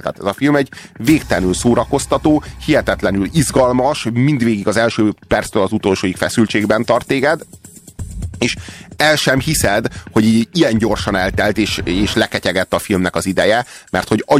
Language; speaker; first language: Hungarian; native; Hungarian